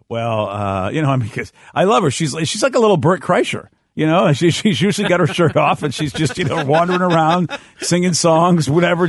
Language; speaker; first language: English; native; English